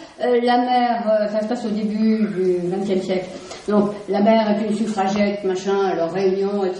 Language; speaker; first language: French; native; French